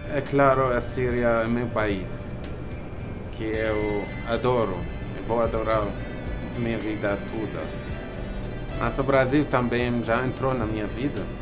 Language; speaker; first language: Portuguese; non-native, fluent; Arabic